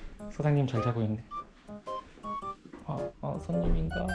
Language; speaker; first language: Korean; non-native, fluent; Japanese